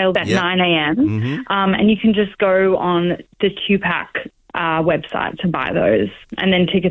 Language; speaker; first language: English; native; English